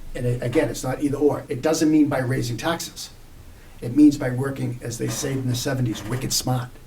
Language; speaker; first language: English; native; English